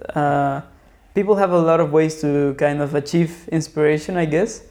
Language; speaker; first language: English; non-native, fluent; Spanish